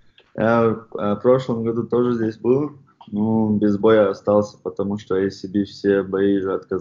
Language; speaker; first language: Russian; non-native, fluent; Chechen